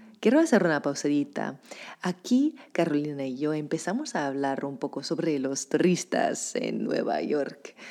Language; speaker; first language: Spanish; non-native, fluent; English